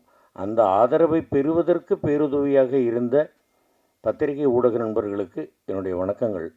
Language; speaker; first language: Tamil; native; Tamil